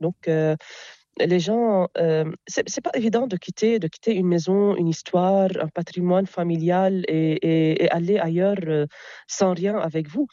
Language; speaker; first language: French; non-native, local second language; Arabic